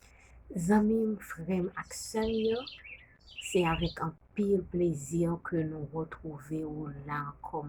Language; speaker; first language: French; non-native, local second language; Haitian Creole